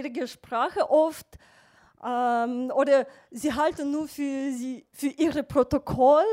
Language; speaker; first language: German; non-native, fluent; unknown